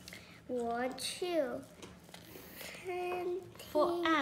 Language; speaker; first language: Chinese; early bilingual, heritage; Chinese